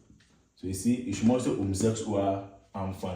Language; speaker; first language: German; non-native, learner; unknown